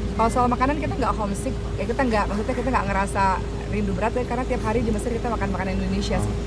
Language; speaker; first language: Indonesian; native; Indonesian